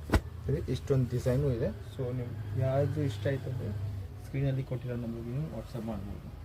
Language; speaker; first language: Kannada; non-native, local second language; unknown